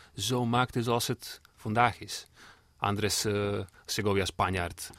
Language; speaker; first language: Dutch; non-native, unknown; Serbian